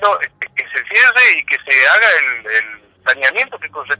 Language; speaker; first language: Spanish; native; Spanish